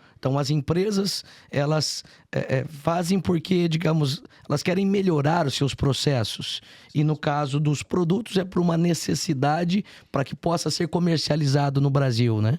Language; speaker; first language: Portuguese; native; Portuguese